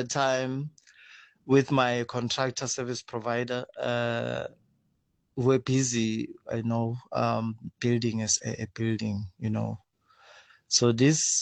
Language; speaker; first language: English; non-native, local second language; Zulu